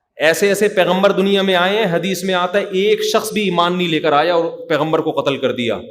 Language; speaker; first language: Urdu; native; Urdu